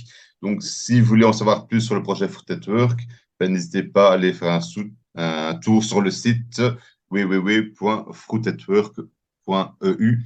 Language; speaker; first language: French; native; French